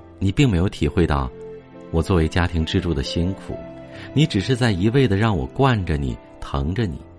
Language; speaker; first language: Chinese; native; Chinese